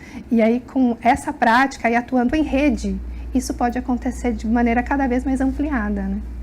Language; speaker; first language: Portuguese; native; Portuguese